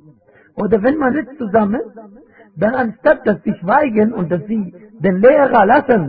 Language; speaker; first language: German; non-native, fluent; Arabic